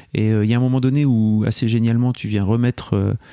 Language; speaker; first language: French; native; French